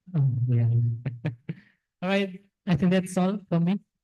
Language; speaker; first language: English; non-native, fluent; Indonesian